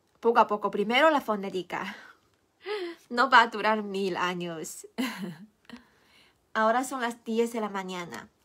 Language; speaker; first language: Spanish; non-native, fluent; Chinese